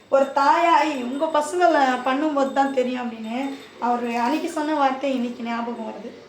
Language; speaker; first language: Tamil; native; Tamil